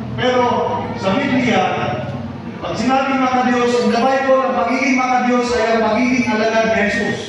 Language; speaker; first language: Filipino; non-native, local second language; Cebuano